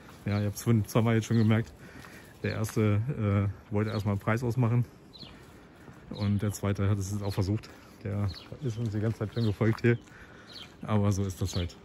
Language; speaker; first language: German; native; German